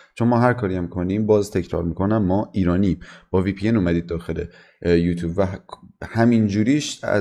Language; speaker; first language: Persian; native; Persian